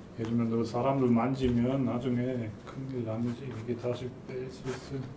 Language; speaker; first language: Korean; non-native, learner; German